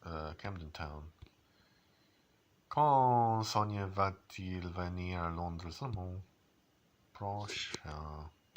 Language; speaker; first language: French; non-native, learner; English